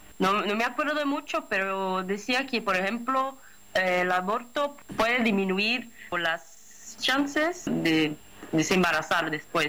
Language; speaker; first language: Spanish; non-native, fluent; Portuguese